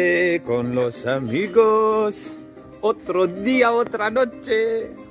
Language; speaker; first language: Spanish; non-native, learner; French